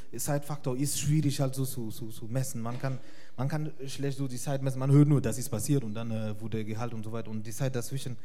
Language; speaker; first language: German; non-native, fluent; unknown